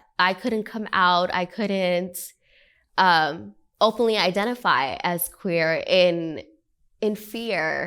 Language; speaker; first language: English; early bilingual, other home language; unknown